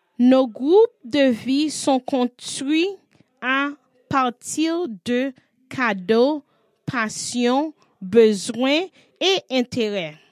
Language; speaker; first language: French; non-native, learner; English